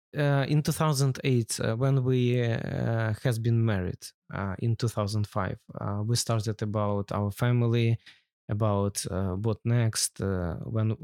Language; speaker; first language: English; non-native, learner; Ukrainian